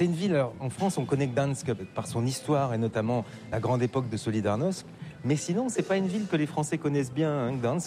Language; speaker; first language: French; native; French